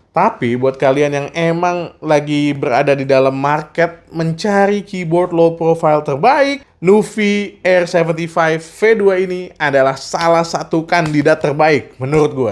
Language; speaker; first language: Indonesian; native; Indonesian